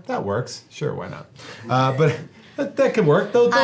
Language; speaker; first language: English; native; English